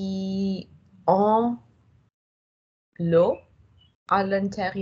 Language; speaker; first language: French; non-native, learner; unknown